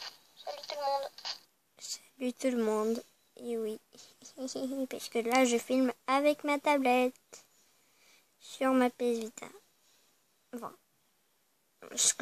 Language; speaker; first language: French; early bilingual, other home language; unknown